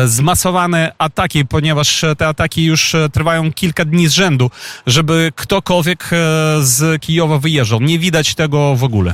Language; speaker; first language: Polish; non-native, fluent; Ukrainian